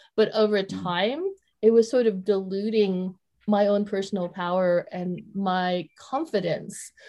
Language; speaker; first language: English; early bilingual, other home language; Vietnamese